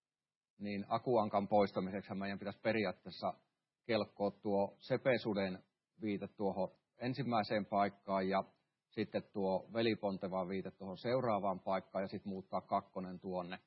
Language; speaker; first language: Finnish; native; Finnish